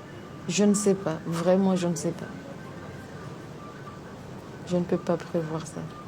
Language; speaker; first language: French; non-native, local second language; Comorian